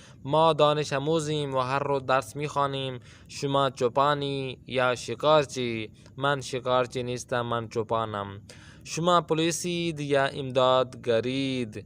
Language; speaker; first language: Persian; non-native, fluent; Urdu